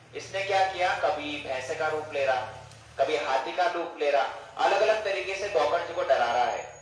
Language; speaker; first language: Hindi; non-native, fluent; English